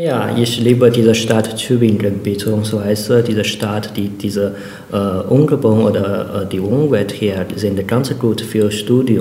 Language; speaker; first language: German; non-native, learner; Chinese